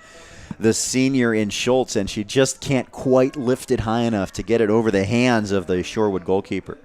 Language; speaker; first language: English; native; English